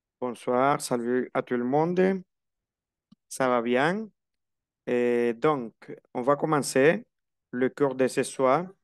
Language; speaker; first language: French; non-native, fluent; Spanish